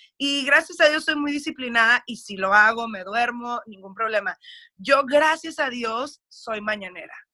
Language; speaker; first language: Spanish; early bilingual, heritage; Spanish